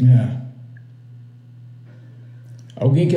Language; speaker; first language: Portuguese; native; Portuguese